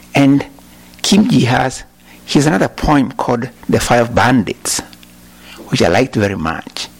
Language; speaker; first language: English; non-native, local second language; Kikuyu